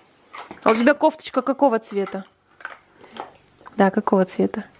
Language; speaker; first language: Russian; native; Russian